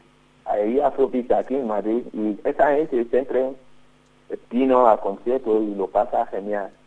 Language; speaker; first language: Spanish; non-native, learner; Yoruba